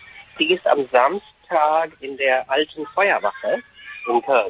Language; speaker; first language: German; non-native, fluent; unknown